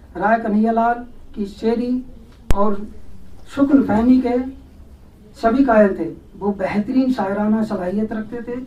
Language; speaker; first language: Urdu; non-native, local second language; Hindi